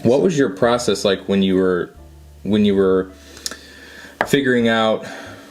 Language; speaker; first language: English; native; English